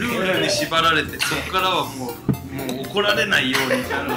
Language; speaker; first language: Japanese; non-native, fluent; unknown